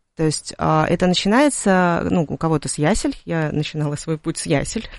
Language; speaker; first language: Russian; native; Russian